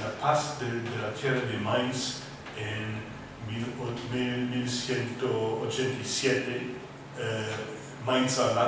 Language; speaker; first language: Spanish; non-native, fluent; English